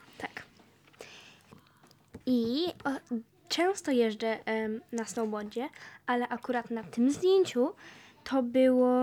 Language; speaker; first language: Polish; early bilingual, heritage; Polish